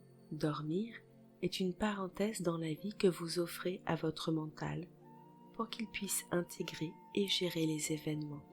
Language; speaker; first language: French; native; French